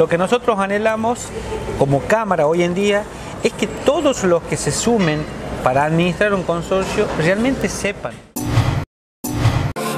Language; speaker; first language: Spanish; native; Spanish